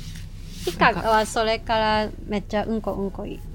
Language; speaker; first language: Japanese; non-native, fluent; Cantonese